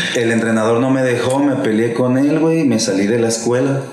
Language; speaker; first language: Spanish; native; Spanish